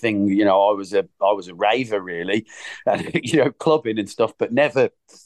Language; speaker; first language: English; native; English